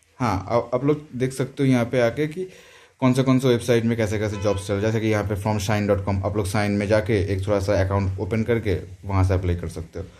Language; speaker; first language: Hindi; non-native, local second language; Bangla